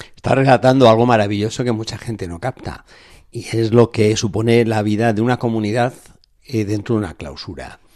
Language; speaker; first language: Spanish; native; Spanish